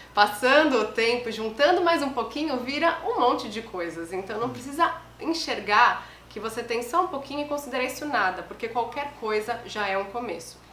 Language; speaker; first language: Portuguese; native; Portuguese